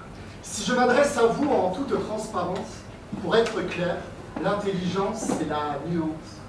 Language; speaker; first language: French; native; French